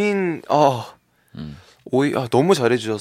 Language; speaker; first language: Korean; early bilingual, heritage; Korean